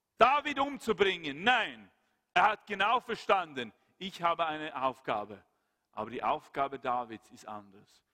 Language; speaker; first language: German; non-native, fluent; Swedish